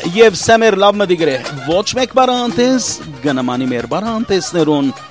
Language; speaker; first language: Armenian; early bilingual, heritage; Armenian